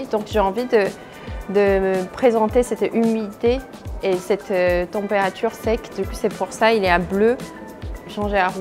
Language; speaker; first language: French; non-native, fluent; Chinese